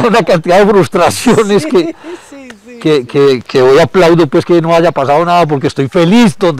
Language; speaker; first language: Spanish; native; Spanish